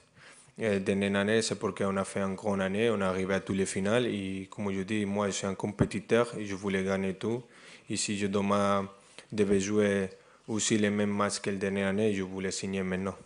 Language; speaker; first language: French; non-native, fluent; Spanish